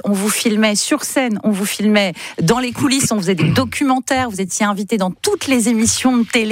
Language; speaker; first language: French; native; French